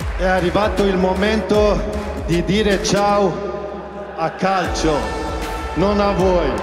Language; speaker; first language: Italian; non-native, fluent; Swedish